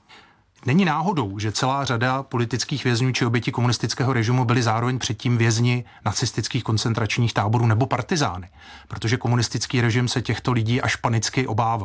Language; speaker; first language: Czech; native; Czech